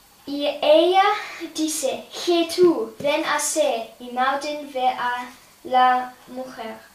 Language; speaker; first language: Spanish; non-native, learner; English